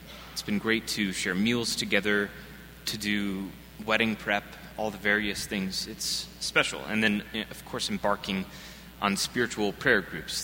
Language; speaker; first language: English; native; English